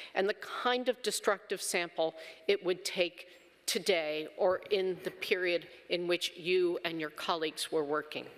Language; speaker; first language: English; native; English